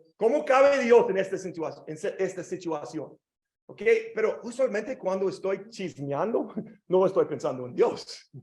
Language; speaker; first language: Spanish; non-native, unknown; English